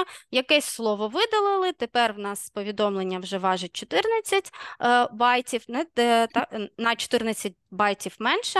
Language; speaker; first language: Ukrainian; native; Ukrainian